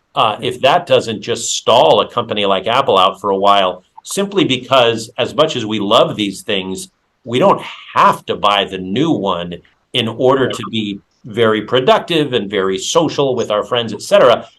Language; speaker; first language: English; native; English